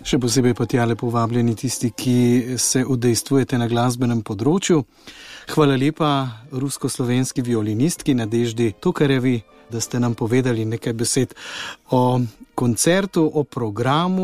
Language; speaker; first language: Slovenian; native; Slovenian